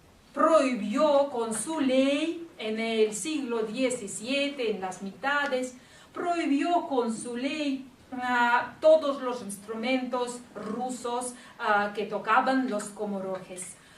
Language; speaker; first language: Spanish; non-native, fluent; Russian